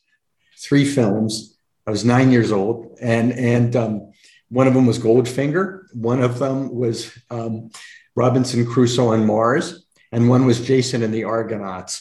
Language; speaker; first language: English; native; English